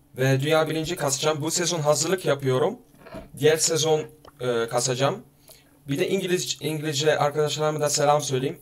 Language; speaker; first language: Turkish; early bilingual, heritage; Turkish